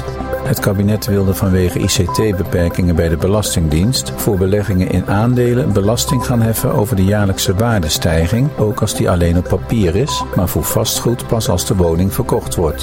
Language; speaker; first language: Dutch; native; Dutch